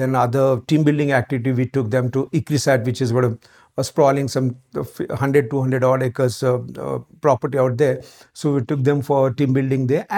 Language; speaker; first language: English; non-native, local second language; Marathi